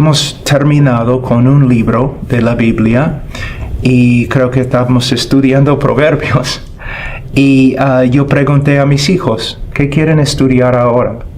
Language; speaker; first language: Spanish; non-native, fluent; English